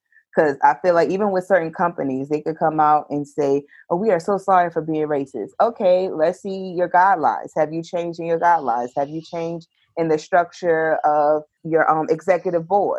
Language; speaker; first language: English; native; English